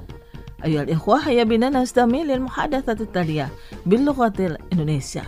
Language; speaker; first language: Arabic; non-native, fluent; Indonesian